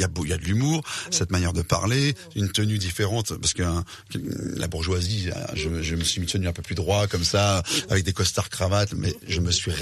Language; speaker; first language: French; native; French